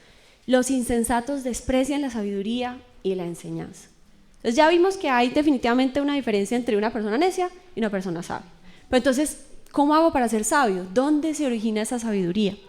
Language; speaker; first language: Spanish; native; Spanish